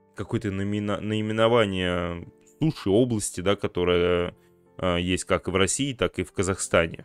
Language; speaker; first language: Russian; native; Russian